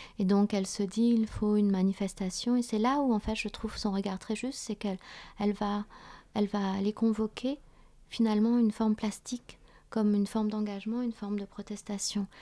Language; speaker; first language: French; early bilingual, other home language; Vietnamese